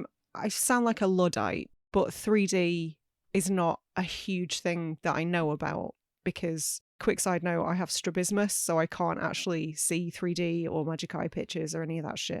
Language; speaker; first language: English; native; English